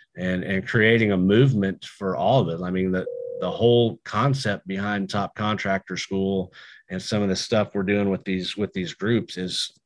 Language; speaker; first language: English; native; English